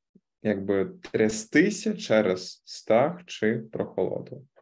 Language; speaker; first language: Ukrainian; native; Ukrainian